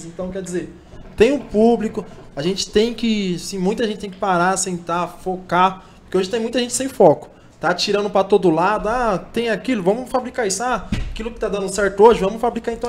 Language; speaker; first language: Portuguese; native; Portuguese